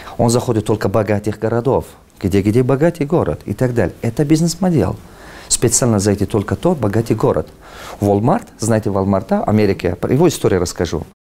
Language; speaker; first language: Russian; non-native, local second language; Tajik